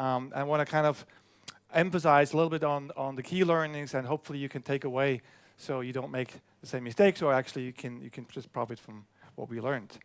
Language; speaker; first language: English; non-native, fluent; German